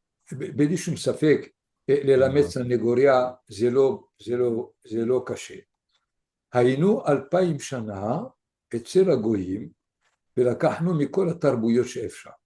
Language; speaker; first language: Hebrew; non-native, fluent; French